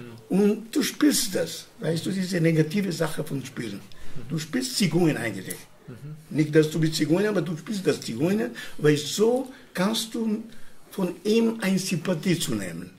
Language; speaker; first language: German; non-native, learner; Romany